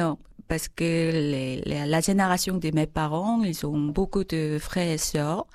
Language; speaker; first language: French; non-native, fluent; Korean